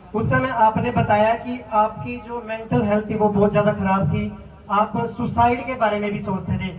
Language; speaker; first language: Hindi; native; Hindi